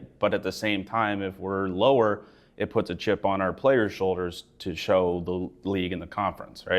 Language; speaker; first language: English; native; English